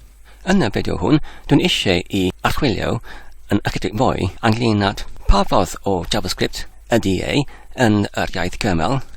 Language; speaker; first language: Welsh; non-native, learner; English